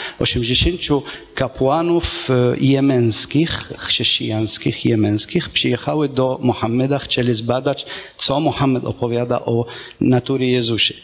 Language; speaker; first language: Polish; non-native, fluent; Arabic